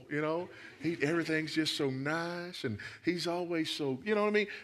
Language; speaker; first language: English; native; English